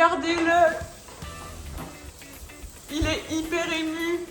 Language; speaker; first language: French; native; French